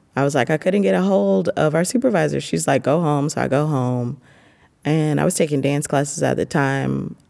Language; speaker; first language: English; native; English